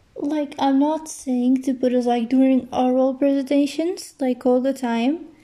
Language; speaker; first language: English; non-native, fluent; Portuguese